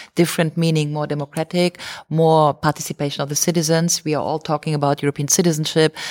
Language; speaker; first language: English; non-native, fluent; German